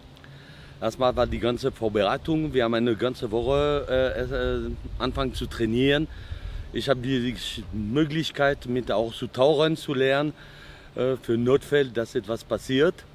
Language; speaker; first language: German; non-native, fluent; French